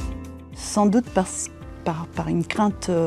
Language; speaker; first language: French; native; French